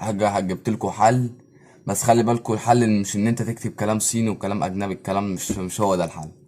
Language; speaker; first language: Arabic; native; Arabic